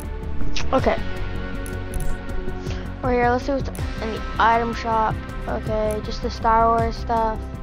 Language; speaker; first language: English; native; English